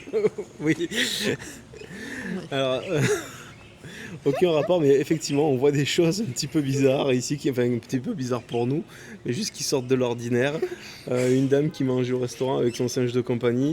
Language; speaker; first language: French; native; French